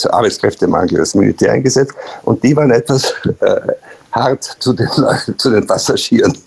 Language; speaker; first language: German; native; German